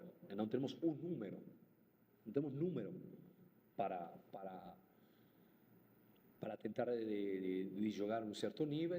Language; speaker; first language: Portuguese; non-native, fluent; Spanish